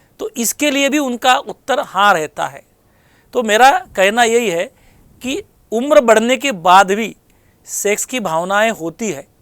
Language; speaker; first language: Hindi; non-native, local second language; Marathi